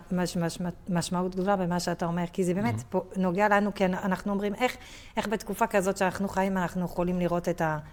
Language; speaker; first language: Hebrew; non-native, fluent; French